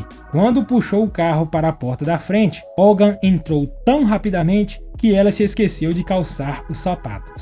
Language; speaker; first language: Portuguese; native; Portuguese